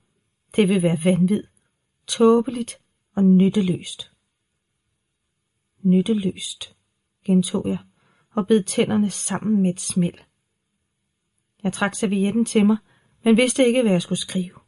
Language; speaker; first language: Danish; native; Danish